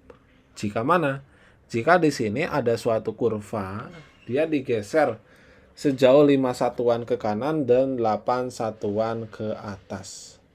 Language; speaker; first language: Indonesian; native; Indonesian